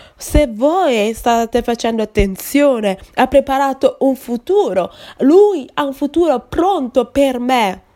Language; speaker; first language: Italian; non-native, fluent; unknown